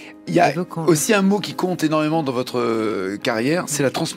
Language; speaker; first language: French; native; French